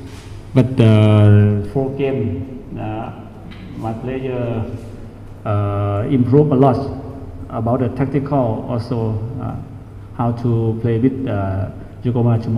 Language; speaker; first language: English; non-native, learner; Thai